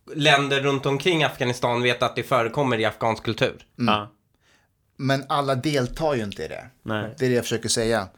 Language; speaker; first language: Swedish; early bilingual, other home language; Persian